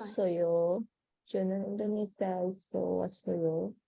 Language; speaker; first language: Korean; non-native, learner; Indonesian